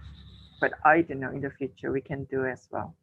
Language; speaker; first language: English; non-native, learner; Indonesian